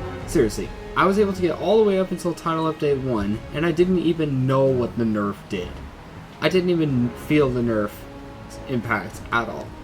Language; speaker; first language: English; native; English